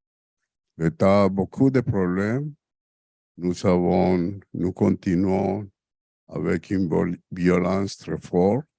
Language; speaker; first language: French; non-native, fluent; Spanish